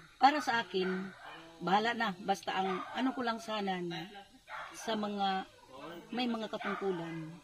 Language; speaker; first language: Filipino; non-native, local second language; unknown